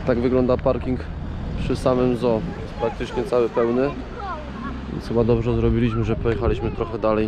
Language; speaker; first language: Polish; native; Polish